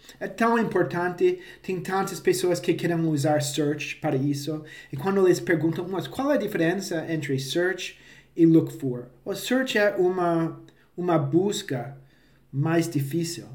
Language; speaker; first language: Portuguese; non-native, fluent; English